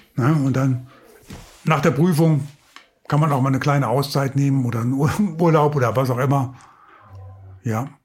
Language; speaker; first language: German; native; German